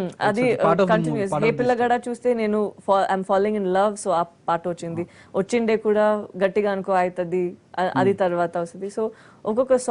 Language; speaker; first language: Telugu; non-native, fluent; Tamil